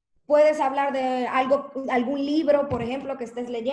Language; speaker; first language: Spanish; native; Spanish